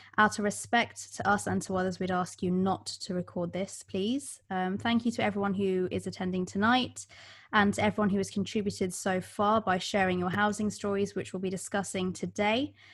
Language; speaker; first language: English; early bilingual, other home language; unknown